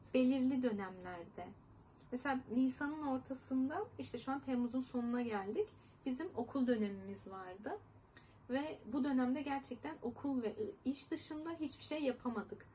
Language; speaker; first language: Turkish; native; Turkish